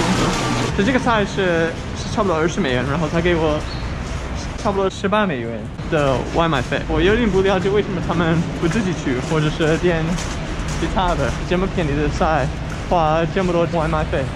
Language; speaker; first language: Chinese; non-native, fluent; English